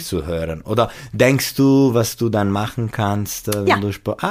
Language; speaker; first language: German; non-native, local second language; Italian